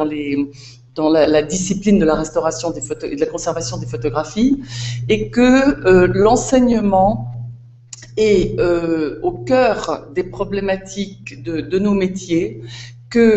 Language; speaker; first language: French; native; French